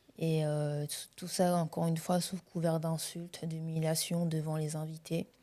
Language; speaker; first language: French; early bilingual, other home language; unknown